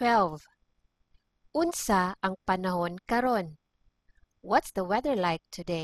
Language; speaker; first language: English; non-native, local second language; Cebuano